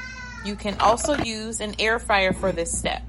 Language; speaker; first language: English; native; English